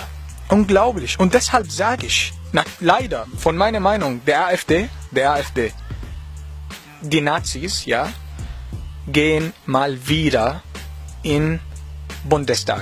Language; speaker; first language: German; non-native, learner; Arabic